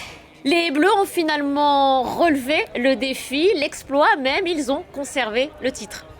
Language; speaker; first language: French; native; French